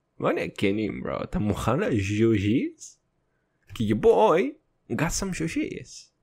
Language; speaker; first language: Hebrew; early bilingual, other home language; Russian